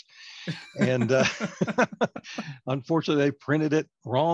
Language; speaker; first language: English; native; English